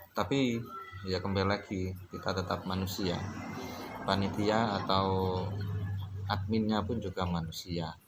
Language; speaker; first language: Indonesian; non-native, local second language; Javanese